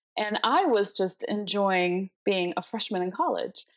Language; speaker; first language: English; early bilingual, other home language; Spanish